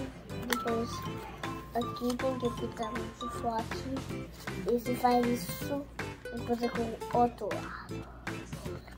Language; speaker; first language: Portuguese; early bilingual, heritage; English